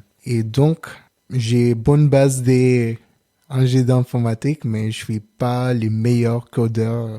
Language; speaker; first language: French; non-native, learner; Telugu